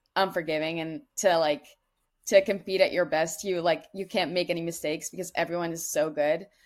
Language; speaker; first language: English; non-native, fluent; Dutch